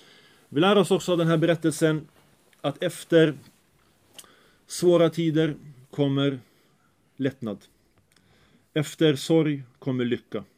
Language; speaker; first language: Swedish; early bilingual, other home language; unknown